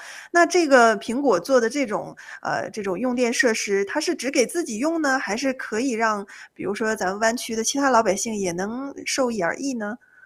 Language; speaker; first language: Chinese; native; Chinese